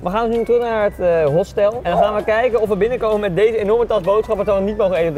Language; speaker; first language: Dutch; native; Dutch